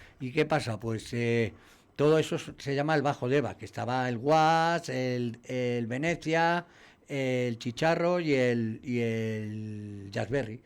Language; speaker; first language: Spanish; native; Spanish